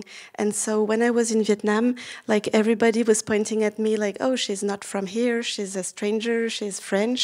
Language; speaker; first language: English; non-native, fluent; French